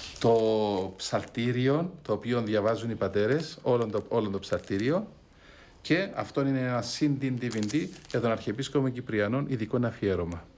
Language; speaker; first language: Greek; native; Greek